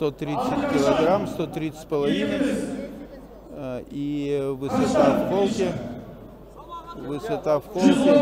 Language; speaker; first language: Russian; native; Russian